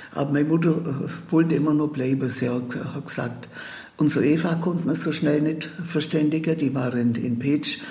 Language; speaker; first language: German; native; German